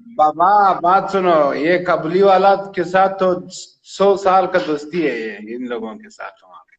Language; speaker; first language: Hindi; non-native, fluent; Pashto